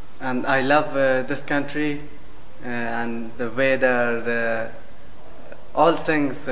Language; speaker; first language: English; non-native, learner; Persian